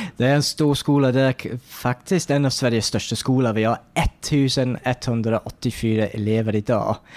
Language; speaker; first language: Swedish; non-native, fluent; English